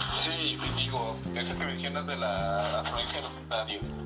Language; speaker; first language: Spanish; native; Spanish